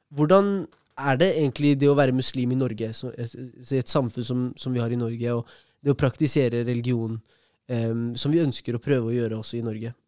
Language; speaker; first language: Norwegian; early bilingual, other home language; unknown